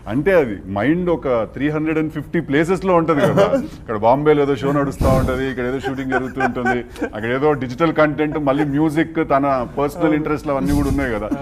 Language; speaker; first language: Telugu; native; Telugu